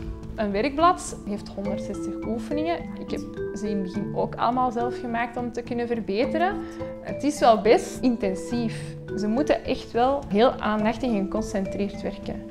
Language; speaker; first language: Dutch; native; Dutch